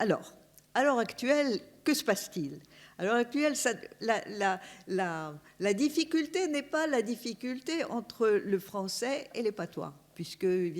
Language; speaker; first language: French; native; French